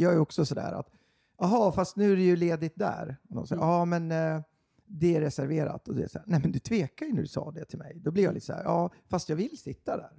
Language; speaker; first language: Swedish; native; Swedish